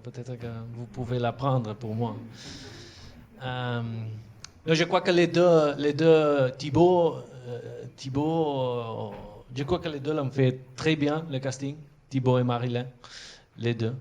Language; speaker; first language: French; non-native, fluent; Catalan